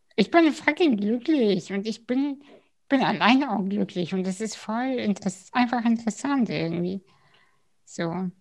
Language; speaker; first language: German; early bilingual, other home language; Russian